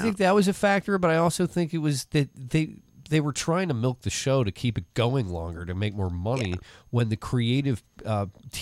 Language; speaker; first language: English; native; English